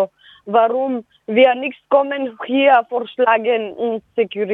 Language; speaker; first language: German; non-native, learner; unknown